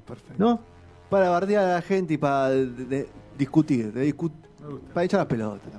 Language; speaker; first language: Spanish; native; Spanish